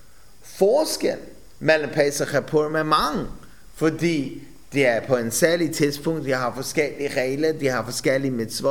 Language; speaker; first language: Danish; non-native, fluent; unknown